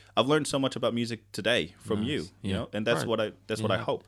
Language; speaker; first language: English; non-native, fluent; Tongan